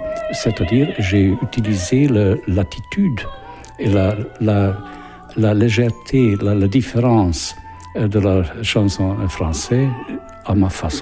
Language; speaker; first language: French; non-native, fluent; Hungarian